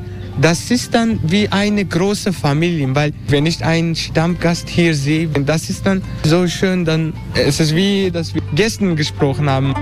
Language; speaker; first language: German; non-native, learner; Turkish